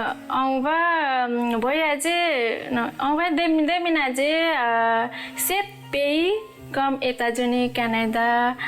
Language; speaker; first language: French; non-native, learner; Nepali